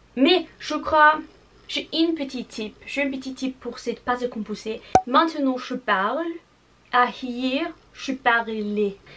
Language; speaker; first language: French; non-native, learner; English